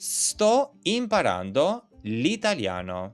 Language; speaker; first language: Italian; non-native, fluent; Albanian